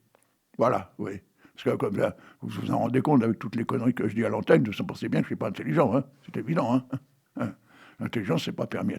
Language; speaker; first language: French; native; French